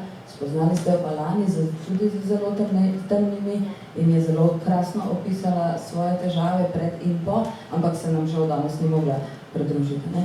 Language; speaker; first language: Slovenian; native; Slovenian